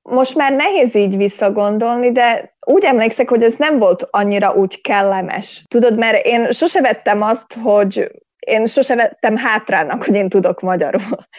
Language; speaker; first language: Hungarian; native; Hungarian